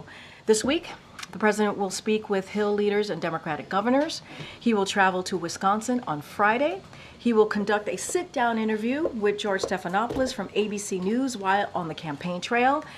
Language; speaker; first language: English; native; English